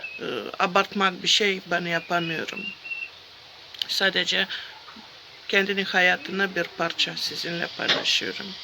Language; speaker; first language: Turkish; non-native, learner; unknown